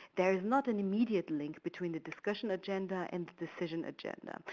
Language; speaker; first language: English; non-native, fluent; German